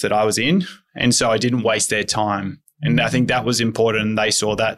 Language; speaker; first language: English; native; English